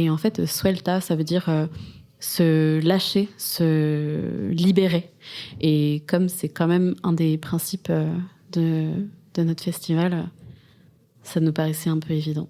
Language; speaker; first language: French; native; French